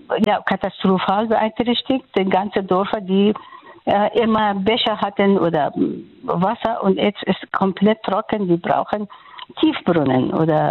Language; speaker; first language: German; non-native, learner; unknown